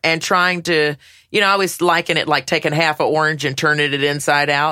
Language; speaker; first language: English; native; English